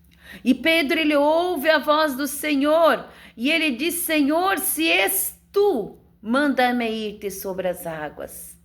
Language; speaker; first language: Portuguese; native; Portuguese